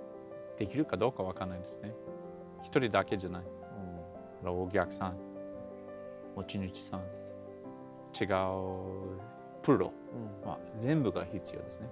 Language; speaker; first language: Japanese; non-native, learner; English